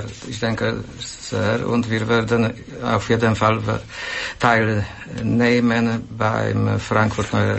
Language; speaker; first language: German; non-native, learner; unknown